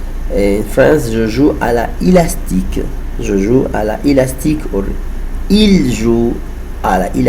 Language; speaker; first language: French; non-native, fluent; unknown